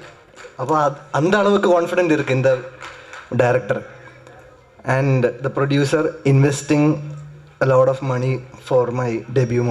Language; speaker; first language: Tamil; non-native, learner; Malayalam